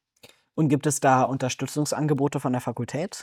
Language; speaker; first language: German; native; German